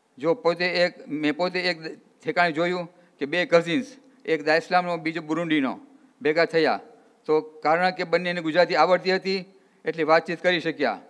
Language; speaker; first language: Gujarati; early bilingual, heritage; Gujarati